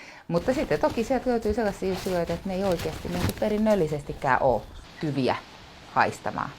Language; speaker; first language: Finnish; native; Finnish